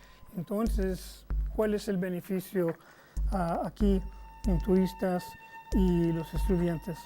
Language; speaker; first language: Spanish; non-native, fluent; English